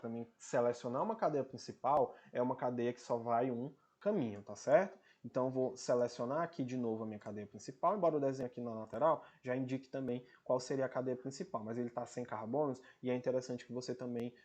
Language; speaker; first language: Portuguese; native; Portuguese